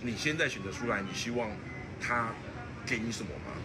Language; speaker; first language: Chinese; native; Chinese